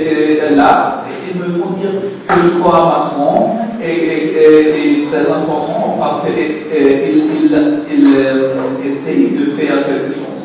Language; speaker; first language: French; non-native, learner; German